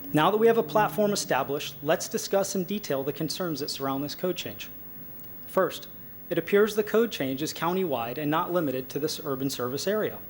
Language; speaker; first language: English; native; English